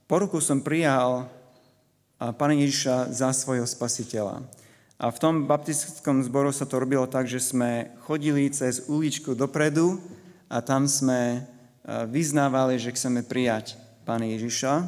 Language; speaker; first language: Slovak; non-native, fluent; English